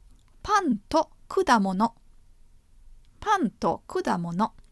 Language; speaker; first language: Japanese; non-native, fluent; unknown